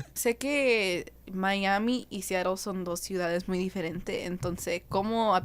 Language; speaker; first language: Spanish; early bilingual, heritage; Spanish